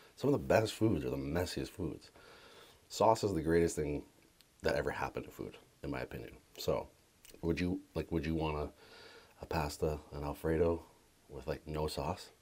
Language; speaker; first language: English; native; English